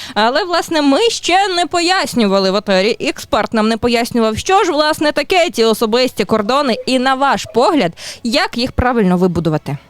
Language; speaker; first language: Ukrainian; native; Ukrainian